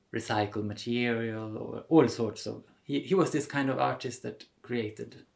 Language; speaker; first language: English; non-native, fluent; Swedish